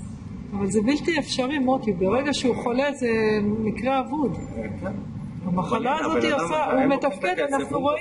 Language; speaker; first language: Hebrew; native; Hebrew